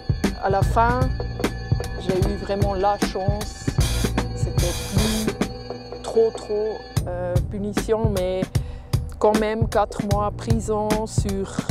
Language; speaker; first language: French; non-native, local second language; German